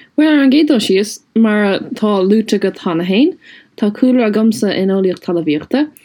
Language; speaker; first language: Irish; non-native, local second language; English